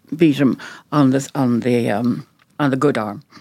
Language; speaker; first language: English; native; English